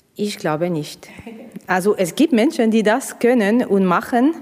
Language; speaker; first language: German; non-native, fluent; Russian